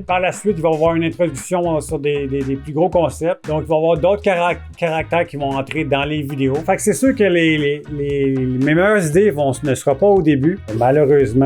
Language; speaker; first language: French; native; French